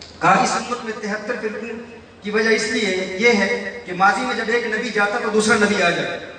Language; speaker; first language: Urdu; early bilingual, heritage; Urdu